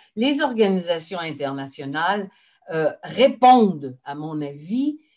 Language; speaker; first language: French; native; French